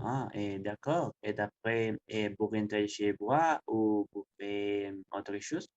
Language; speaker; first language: French; non-native, learner; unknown